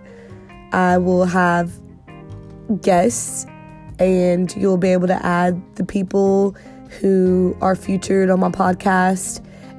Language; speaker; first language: English; native; English